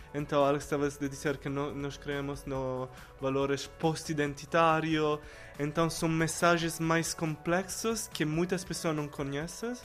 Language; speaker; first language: Portuguese; non-native, learner; Italian